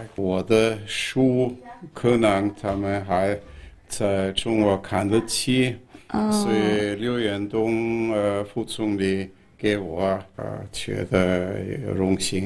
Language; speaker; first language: Chinese; non-native, fluent; German